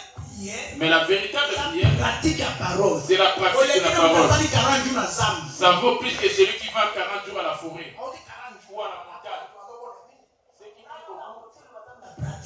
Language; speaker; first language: French; non-native, local second language; Lingala